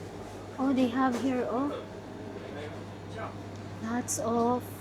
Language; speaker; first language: English; non-native, local second language; Filipino